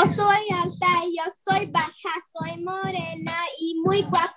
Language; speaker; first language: Spanish; non-native, learner; English